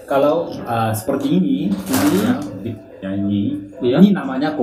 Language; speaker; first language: Indonesian; non-native, learner; Korean